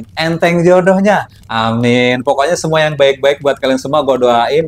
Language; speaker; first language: Indonesian; native; Indonesian